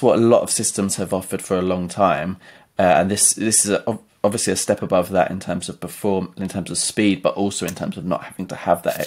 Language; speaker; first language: English; native; English